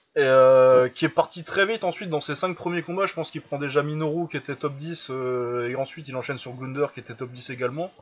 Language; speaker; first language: French; native; French